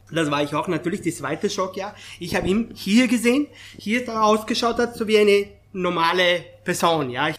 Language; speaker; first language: German; non-native, fluent; Persian